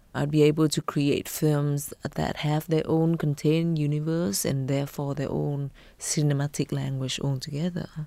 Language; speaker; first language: English; non-native, fluent; Vietnamese